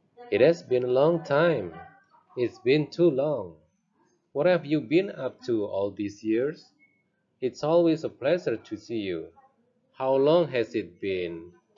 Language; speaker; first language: English; non-native, fluent; Indonesian